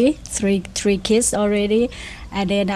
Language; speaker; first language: English; non-native, fluent; Thai